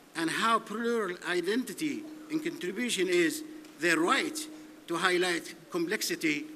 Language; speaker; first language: English; non-native, fluent; Arabic